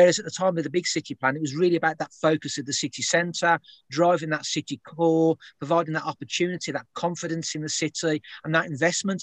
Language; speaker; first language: English; native; English